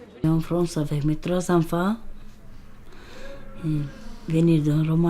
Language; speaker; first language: French; non-native, learner; Romanian